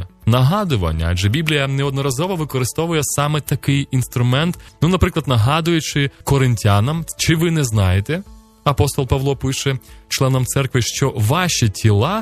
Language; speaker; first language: Ukrainian; native; Ukrainian